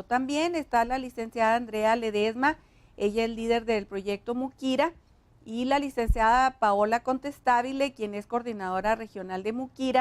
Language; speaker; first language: Spanish; native; Spanish